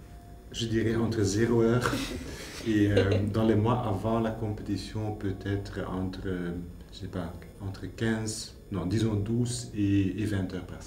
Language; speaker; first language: French; non-native, fluent; Dutch